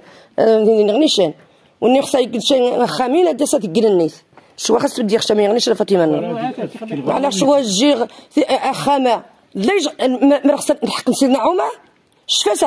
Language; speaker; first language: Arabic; non-native, local second language; Riffian